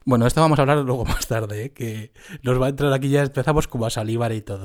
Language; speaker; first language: Spanish; native; Spanish